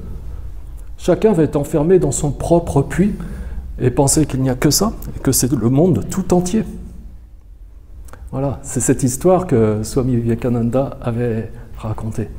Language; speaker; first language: French; native; French